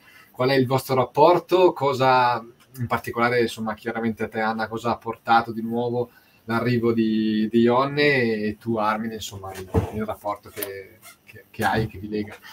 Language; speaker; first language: Italian; native; Italian